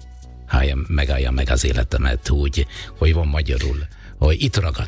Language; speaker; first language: Hungarian; non-native, fluent; Italian